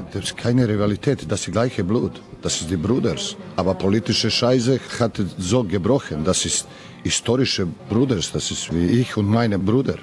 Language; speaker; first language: German; non-native, learner; Serbian